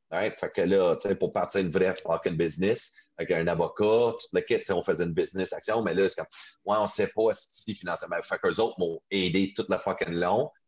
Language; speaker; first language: French; non-native, local second language; English